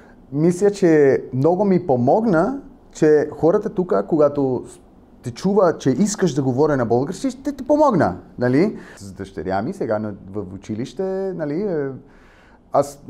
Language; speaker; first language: Bulgarian; non-native, learner; Spanish